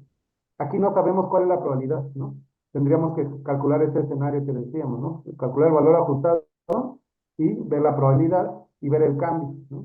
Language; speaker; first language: Spanish; native; Spanish